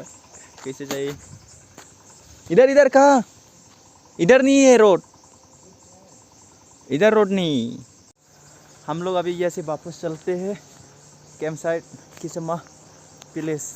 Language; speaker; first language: Hindi; non-native, local second language; Assamese